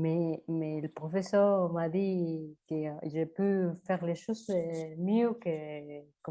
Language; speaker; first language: French; non-native, learner; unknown